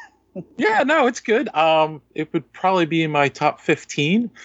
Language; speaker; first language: English; native; English